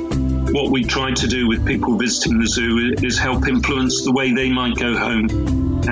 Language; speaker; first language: English; native; English